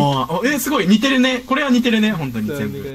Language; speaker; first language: Japanese; native; Japanese